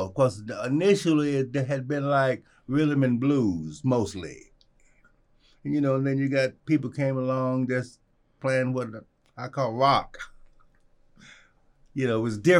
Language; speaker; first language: English; native; English